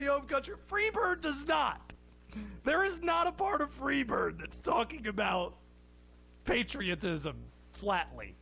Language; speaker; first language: English; native; English